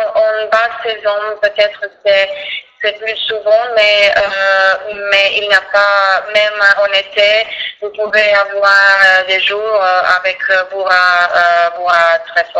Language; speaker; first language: French; non-native, fluent; Croatian